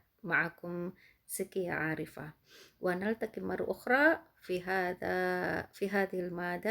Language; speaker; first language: Arabic; non-native, fluent; Indonesian